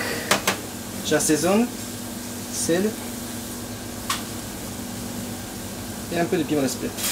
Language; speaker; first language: French; non-native, learner; Japanese